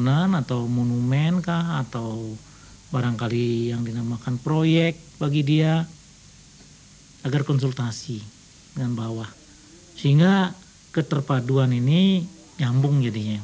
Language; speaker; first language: Indonesian; native; Indonesian